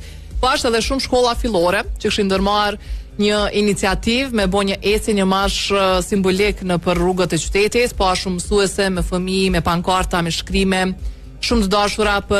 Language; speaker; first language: Albanian; native; Albanian